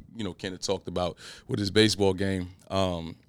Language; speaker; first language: English; native; English